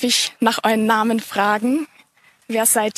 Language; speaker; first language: German; native; German